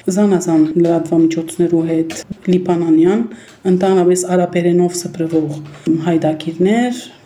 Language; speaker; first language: Armenian; early bilingual, heritage; Armenian